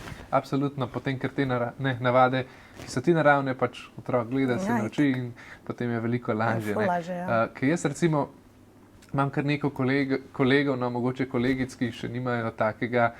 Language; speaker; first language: Slovenian; native; Slovenian